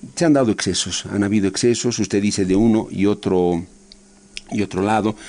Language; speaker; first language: Spanish; native; Spanish